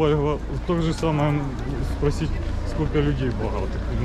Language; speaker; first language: Russian; native; Russian